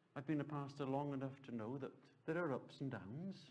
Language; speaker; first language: English; native; English